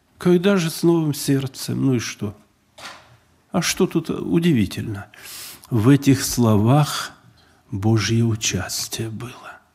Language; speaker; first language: Russian; native; Russian